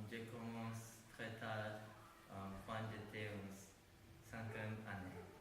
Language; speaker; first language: French; non-native, learner; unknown